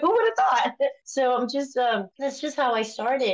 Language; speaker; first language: English; early bilingual, other home language; Spanish